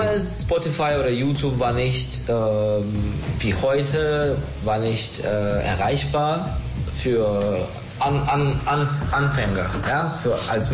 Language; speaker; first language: German; non-native, learner; Turkish